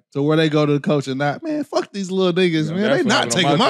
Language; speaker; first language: English; native; English